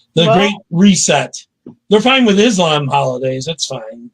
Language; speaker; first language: English; native; English